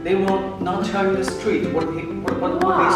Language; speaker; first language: English; non-native, learner; Chinese